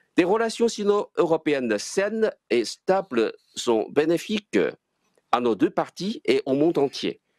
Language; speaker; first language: French; non-native, fluent; Chinese